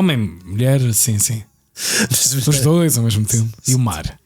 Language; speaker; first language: Portuguese; native; Portuguese